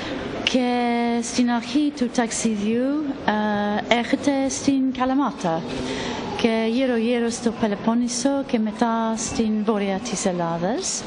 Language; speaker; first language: Greek; non-native, fluent; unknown